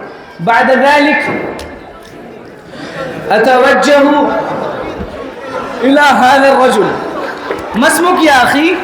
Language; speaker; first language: Arabic; non-native, learner; Urdu